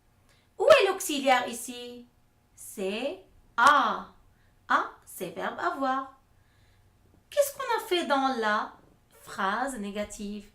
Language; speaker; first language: French; non-native, fluent; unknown